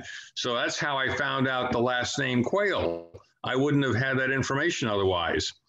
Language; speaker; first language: English; native; English